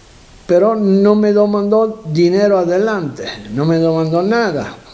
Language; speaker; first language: Spanish; non-native, learner; Italian